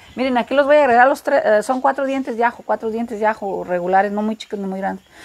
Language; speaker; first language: Spanish; native; Spanish